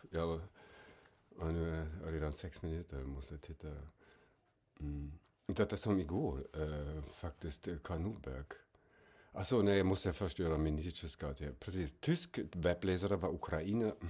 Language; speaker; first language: Swedish; non-native, fluent; German